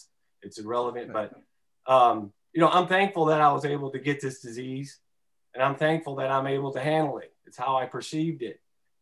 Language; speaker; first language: English; native; English